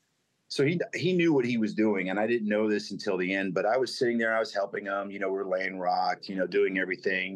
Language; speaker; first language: English; native; English